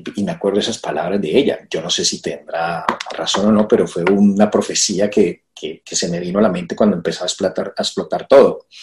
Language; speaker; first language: Spanish; native; Spanish